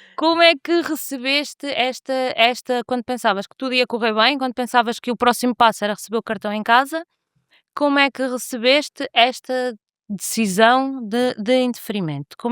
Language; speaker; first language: Portuguese; native; Portuguese